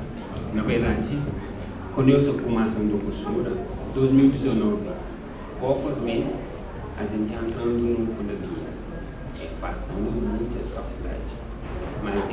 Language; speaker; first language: Portuguese; non-native, learner; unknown